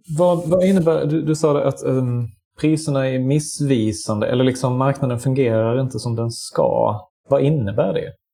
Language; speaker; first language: Swedish; native; Swedish